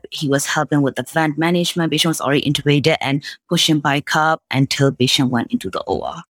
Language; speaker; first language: English; non-native, fluent; Burmese